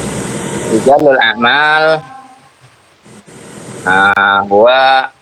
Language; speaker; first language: Arabic; non-native, learner; Indonesian